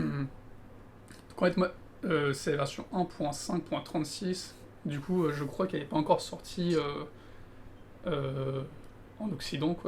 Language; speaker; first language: French; native; French